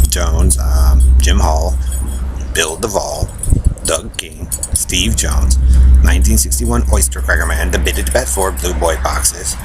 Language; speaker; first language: English; native; English